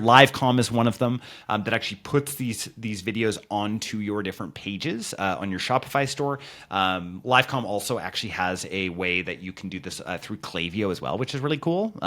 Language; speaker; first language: English; native; English